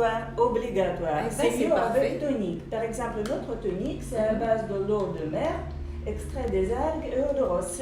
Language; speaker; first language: French; non-native, fluent; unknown